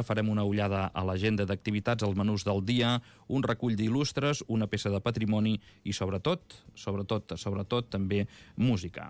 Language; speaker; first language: Catalan; native; Catalan